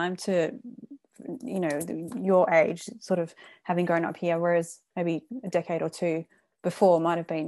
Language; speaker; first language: English; native; English